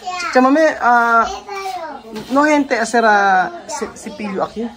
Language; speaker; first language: Spanish; non-native, learner; Filipino